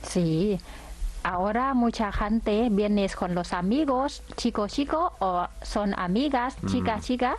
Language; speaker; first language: Spanish; non-native, learner; Thai